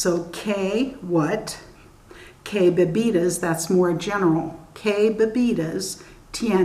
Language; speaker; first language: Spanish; non-native, learner; English